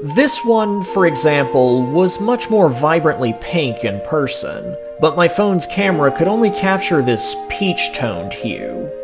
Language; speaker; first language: English; native; English